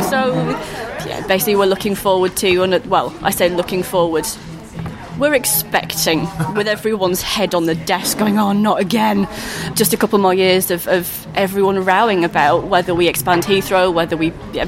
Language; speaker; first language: English; native; English